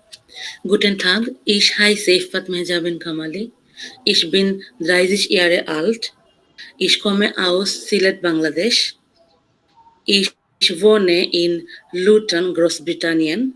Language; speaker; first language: German; non-native, learner; Bangla